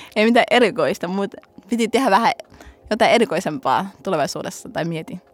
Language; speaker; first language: Finnish; early bilingual, other home language; Somali